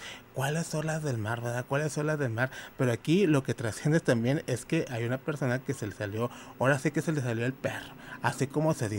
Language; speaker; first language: Spanish; native; Spanish